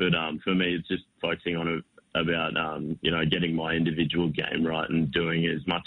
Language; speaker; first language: English; native; English